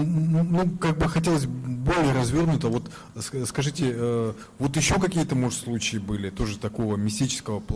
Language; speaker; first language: Russian; native; Russian